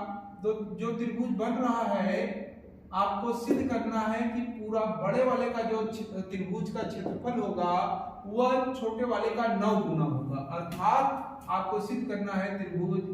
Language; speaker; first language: Hindi; native; Hindi